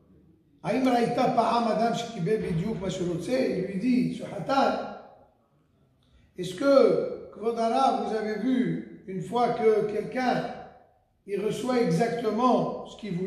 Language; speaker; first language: French; native; French